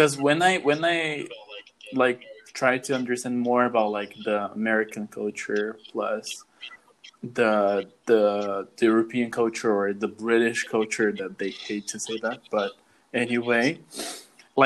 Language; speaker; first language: English; non-native, fluent; Portuguese